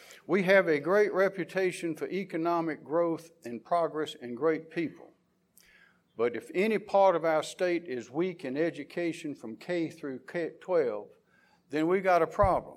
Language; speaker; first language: English; native; English